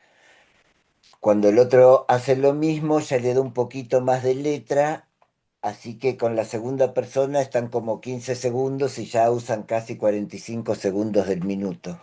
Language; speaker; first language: Spanish; native; Spanish